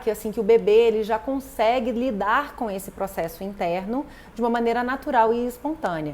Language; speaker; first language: Portuguese; native; Portuguese